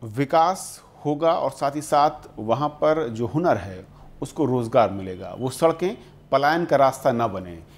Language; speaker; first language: Hindi; native; Hindi